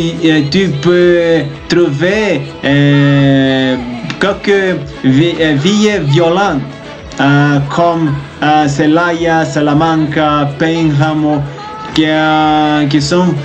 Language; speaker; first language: French; non-native, learner; Spanish